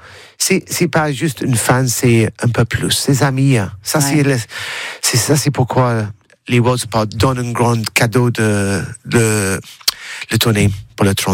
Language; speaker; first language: French; non-native, learner; English